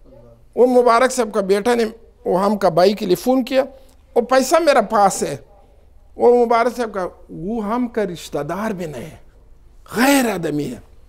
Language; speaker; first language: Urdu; non-native, local second language; Pashto